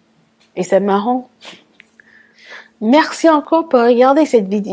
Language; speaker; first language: French; non-native, fluent; English